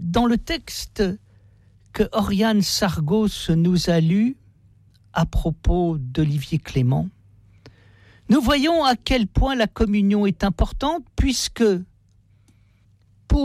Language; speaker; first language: French; native; French